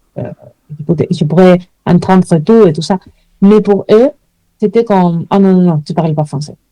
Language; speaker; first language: French; non-native, fluent; Spanish